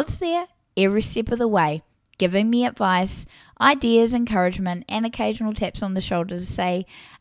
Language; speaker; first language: English; native; English